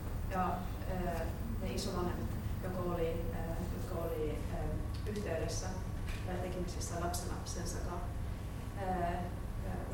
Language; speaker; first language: Finnish; non-native, learner; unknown